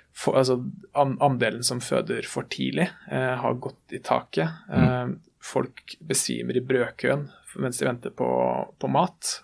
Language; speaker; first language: Norwegian; native; Norwegian